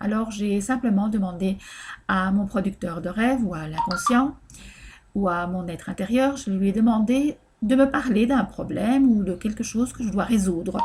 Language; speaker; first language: French; native; French